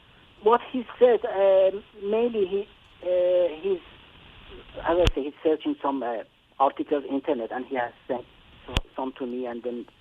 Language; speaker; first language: English; non-native, fluent; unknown